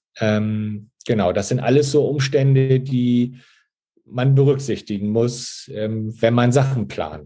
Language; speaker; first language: German; native; German